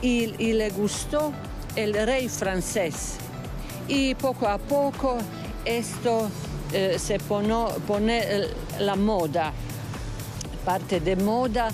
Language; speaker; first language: Spanish; non-native, fluent; Croatian